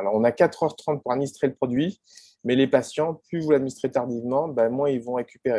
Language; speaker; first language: French; native; French